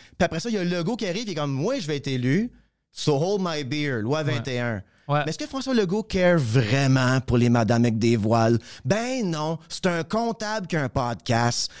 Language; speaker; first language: French; native; French